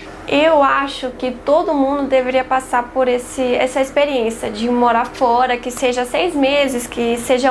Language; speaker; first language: Portuguese; non-native, fluent; French